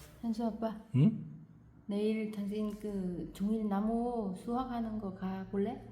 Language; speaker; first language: Korean; non-native, learner; Vietnamese